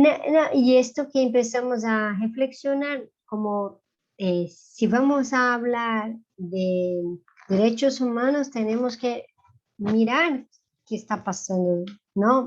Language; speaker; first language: Spanish; non-native, fluent; Portuguese